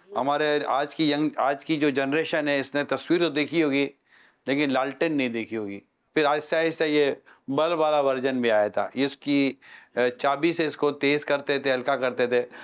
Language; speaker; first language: Urdu; native; Urdu